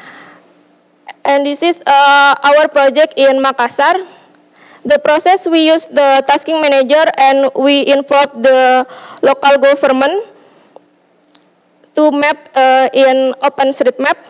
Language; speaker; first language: English; non-native, learner; Indonesian